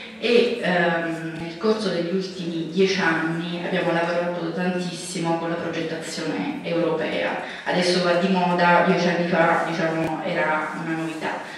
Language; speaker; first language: Italian; native; Italian